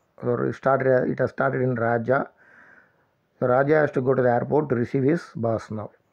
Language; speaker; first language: English; non-native, local second language; Tamil